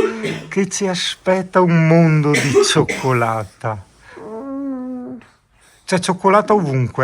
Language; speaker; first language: Italian; native; Italian